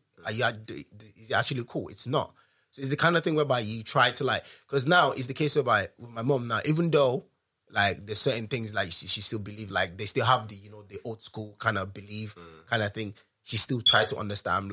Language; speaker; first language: English; non-native, local second language; Yoruba